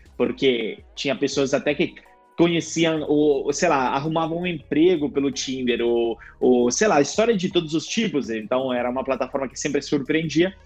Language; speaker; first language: Portuguese; non-native, fluent; Italian